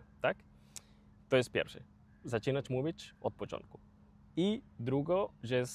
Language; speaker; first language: Polish; non-native, learner; Spanish